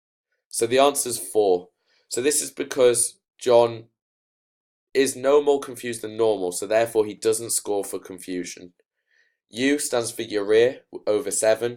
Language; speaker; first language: English; native; English